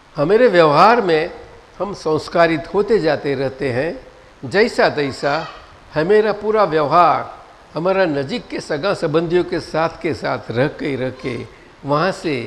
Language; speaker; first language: Hindi; non-native, local second language; Gujarati